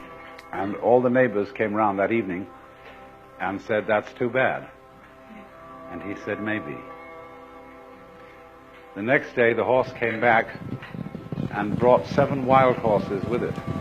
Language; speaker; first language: English; native; English